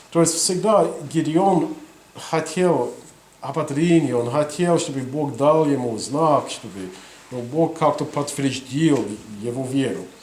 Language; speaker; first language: Russian; non-native, fluent; English